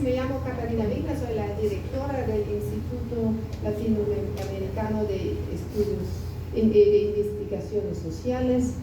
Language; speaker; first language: Spanish; non-native, fluent; German